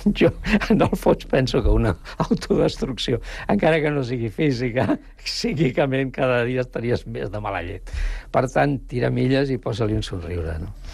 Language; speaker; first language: Catalan; non-native, local second language; Spanish